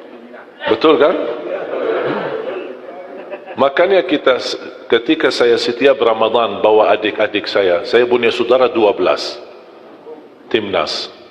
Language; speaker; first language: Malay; non-native, fluent; Arabic